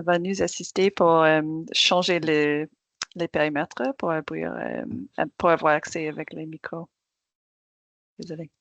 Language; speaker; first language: French; non-native, fluent; English